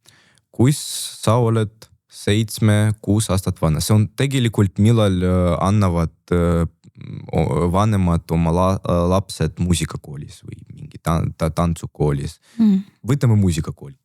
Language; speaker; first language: Estonian; non-native, local second language; Russian